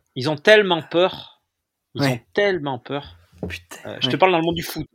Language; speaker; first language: French; native; French